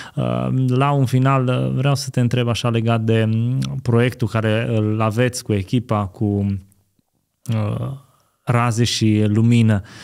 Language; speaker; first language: Romanian; native; Romanian